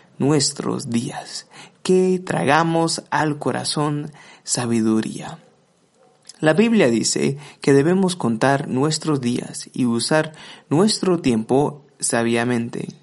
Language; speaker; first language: Spanish; non-native, fluent; English